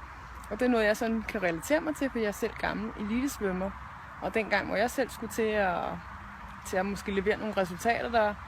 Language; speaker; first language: Danish; native; Danish